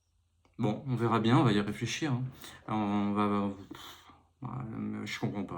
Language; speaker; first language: French; native; French